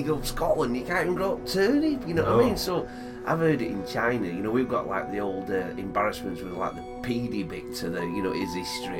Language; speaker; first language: English; native; English